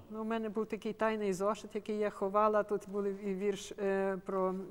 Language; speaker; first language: Ukrainian; native; Ukrainian